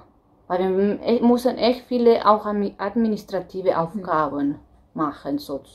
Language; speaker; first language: German; non-native, fluent; Romanian